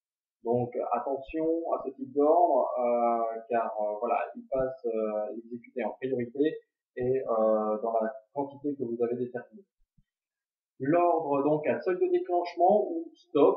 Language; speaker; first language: French; native; French